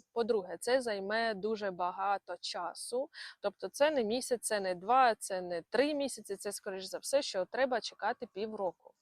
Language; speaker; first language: Ukrainian; non-native, local second language; Russian